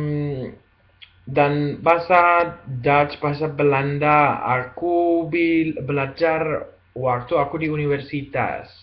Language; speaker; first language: Indonesian; non-native, learner; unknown